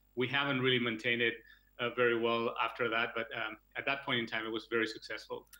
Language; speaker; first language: English; non-native, fluent; Catalan